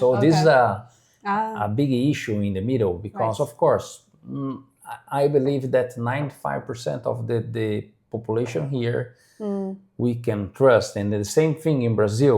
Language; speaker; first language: English; non-native, fluent; Portuguese